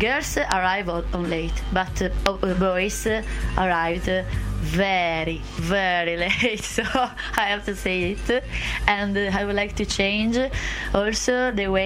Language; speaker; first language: English; non-native, learner; Italian